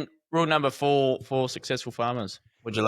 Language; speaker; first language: English; native; English